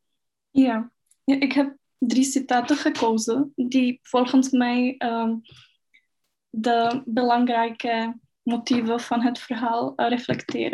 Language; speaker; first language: Dutch; non-native, fluent; Czech